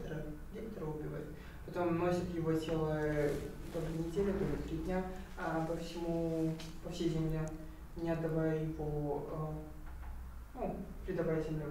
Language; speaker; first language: Russian; native; Russian